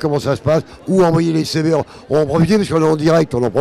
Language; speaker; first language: French; native; French